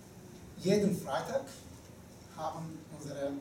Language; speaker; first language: German; non-native, fluent; Turkish